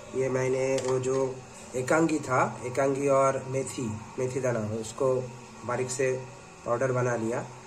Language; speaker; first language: Hindi; non-native, local second language; Bangla